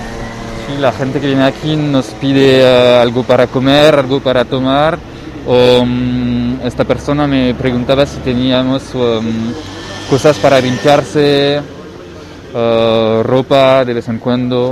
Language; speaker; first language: Spanish; non-native, fluent; French